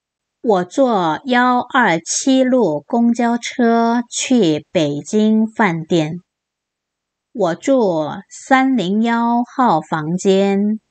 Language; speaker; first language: Chinese; non-native, fluent; Korean